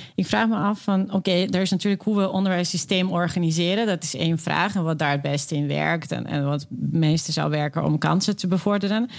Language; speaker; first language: Dutch; early bilingual, other home language; Serbian